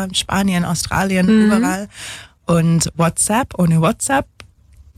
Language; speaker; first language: German; non-native, fluent; English